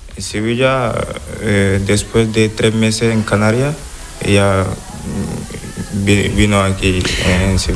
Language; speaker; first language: Spanish; non-native, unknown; Wolof